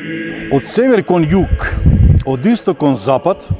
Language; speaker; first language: Macedonian; native; Macedonian